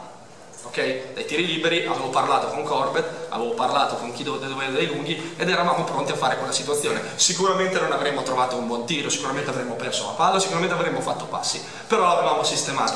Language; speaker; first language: Italian; native; Italian